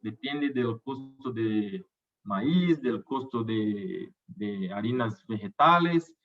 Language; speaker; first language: Spanish; non-native, fluent; Portuguese